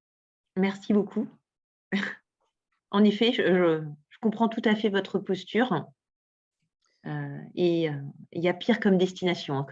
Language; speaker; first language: French; native; French